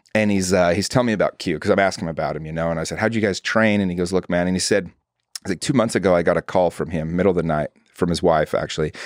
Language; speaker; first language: English; native; English